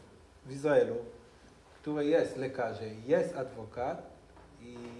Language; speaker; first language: Polish; non-native, learner; Hebrew